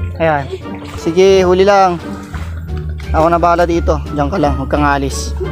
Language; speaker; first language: Filipino; non-native, local second language; Iloko